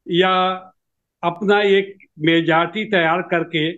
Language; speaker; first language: Hindi; native; Hindi